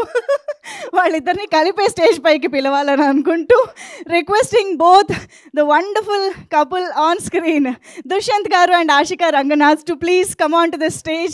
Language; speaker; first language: Telugu; native; Telugu